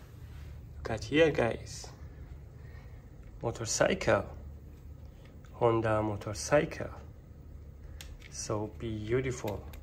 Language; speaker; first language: English; non-native, learner; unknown